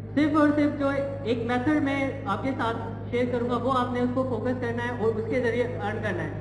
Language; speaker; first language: Urdu; non-native, local second language; Sindhi